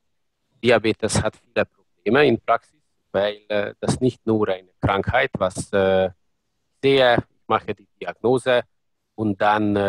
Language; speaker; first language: German; non-native, learner; Hungarian